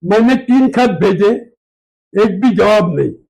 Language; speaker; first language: Hindi; non-native, local second language; Marathi